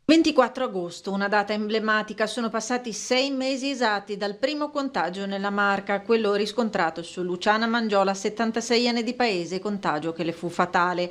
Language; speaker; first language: Italian; native; Italian